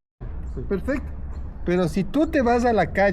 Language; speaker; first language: Spanish; native; Spanish